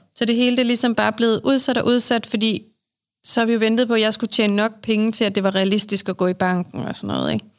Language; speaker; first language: Danish; native; Danish